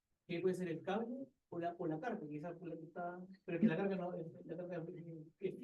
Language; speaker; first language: Spanish; native; Spanish